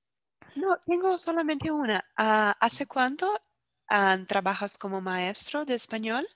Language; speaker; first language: Spanish; non-native, fluent; Portuguese